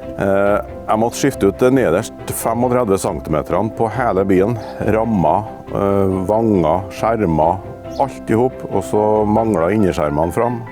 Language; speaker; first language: Norwegian; native; Norwegian